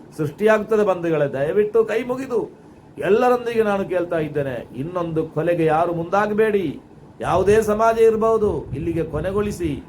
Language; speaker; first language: Kannada; non-native, local second language; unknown